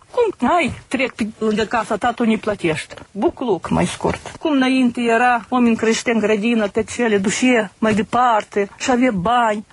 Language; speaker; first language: Romanian; non-native, learner; Ukrainian